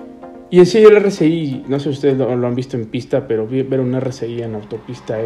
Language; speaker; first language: Spanish; native; Spanish